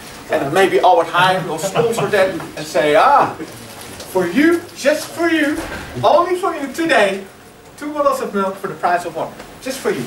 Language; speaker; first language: English; non-native, fluent; Dutch